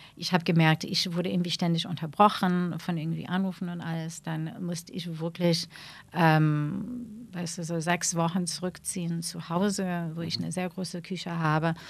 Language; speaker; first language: German; non-native, fluent; English